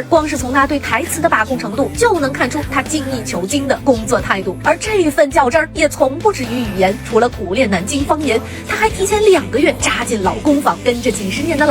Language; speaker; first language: Chinese; native; Chinese